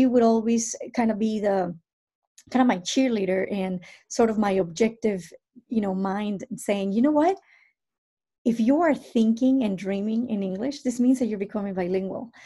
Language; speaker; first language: English; non-native, fluent; Spanish